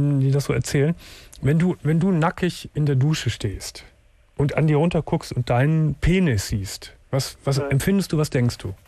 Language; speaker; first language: German; native; German